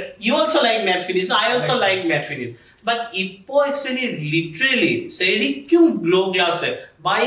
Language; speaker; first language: Malayalam; non-native, fluent; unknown